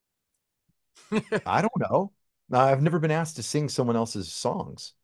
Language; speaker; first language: English; native; English